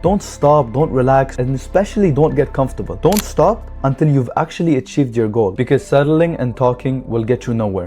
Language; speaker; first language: English; non-native, fluent; Arabic